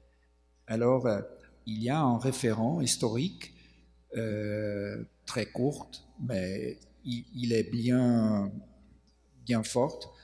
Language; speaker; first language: French; non-native, fluent; Portuguese